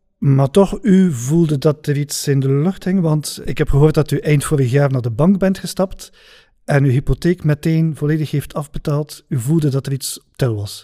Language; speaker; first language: Dutch; native; Dutch